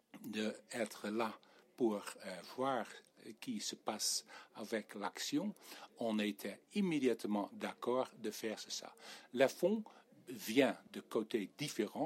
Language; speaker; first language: French; non-native, fluent; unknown